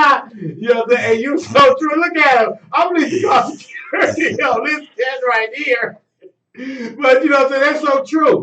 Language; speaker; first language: English; native; English